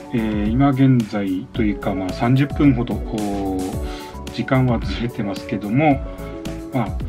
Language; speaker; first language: Japanese; native; Japanese